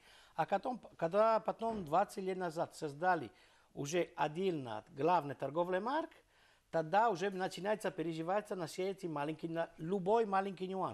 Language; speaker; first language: Russian; non-native, learner; Italian